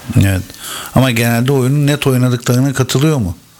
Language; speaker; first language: Turkish; native; Turkish